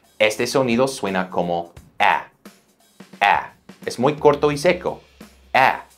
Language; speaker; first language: Spanish; non-native, fluent; English